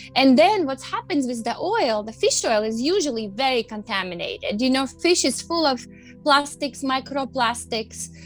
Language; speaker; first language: English; non-native, fluent; Latvian